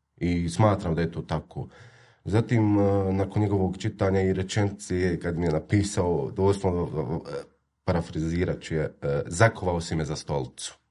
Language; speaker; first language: Croatian; native; Croatian